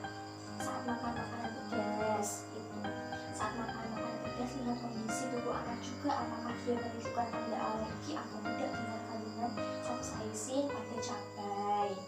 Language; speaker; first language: Indonesian; native; Indonesian